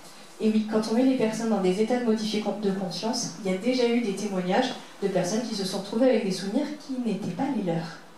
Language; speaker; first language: French; native; French